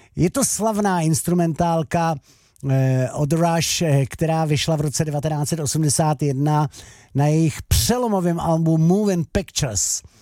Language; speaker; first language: Czech; native; Czech